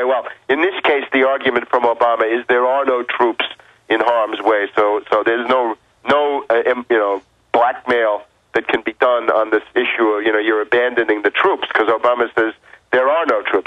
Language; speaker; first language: English; native; English